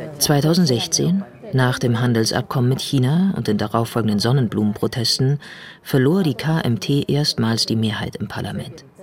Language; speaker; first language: German; native; German